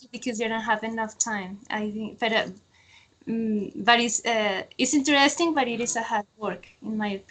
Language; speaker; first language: English; non-native, fluent; Spanish